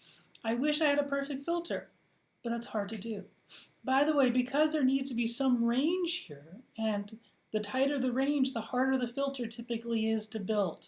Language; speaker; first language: English; native; English